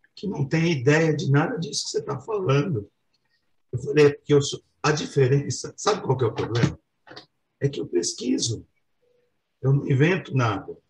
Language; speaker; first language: Portuguese; native; Portuguese